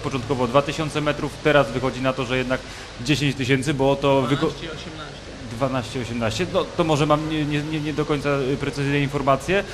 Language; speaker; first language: Polish; native; Polish